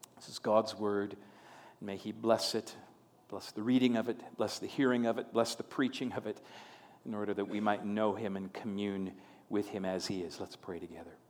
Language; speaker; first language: English; native; English